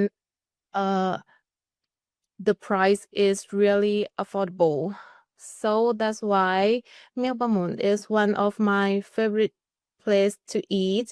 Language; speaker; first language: English; non-native, learner; Thai